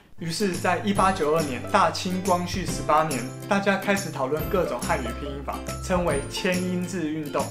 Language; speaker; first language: Chinese; native; Chinese